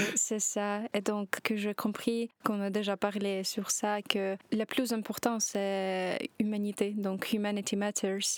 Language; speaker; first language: French; non-native, learner; Ukrainian